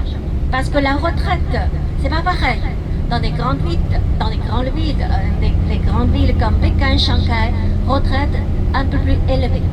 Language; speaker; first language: French; non-native, fluent; Chinese